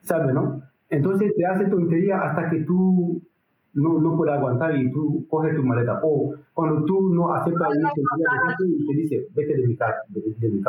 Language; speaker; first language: Spanish; non-native, learner; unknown